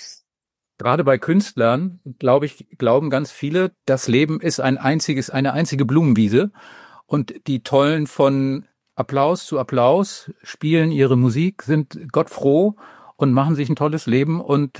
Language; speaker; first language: German; native; German